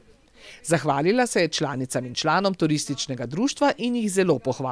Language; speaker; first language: Slovenian; native; Slovenian